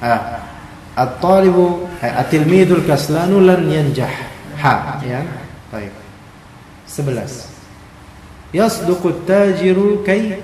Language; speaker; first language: Arabic; non-native, fluent; Indonesian